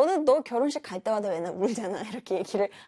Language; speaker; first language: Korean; native; Korean